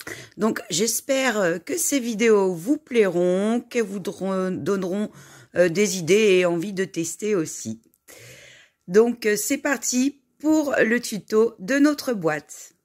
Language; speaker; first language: French; native; French